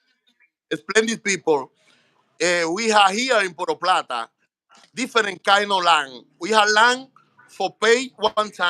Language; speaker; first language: English; non-native, learner; Spanish